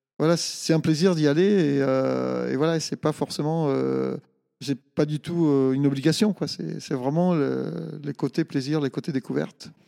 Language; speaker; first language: French; non-native, fluent; Italian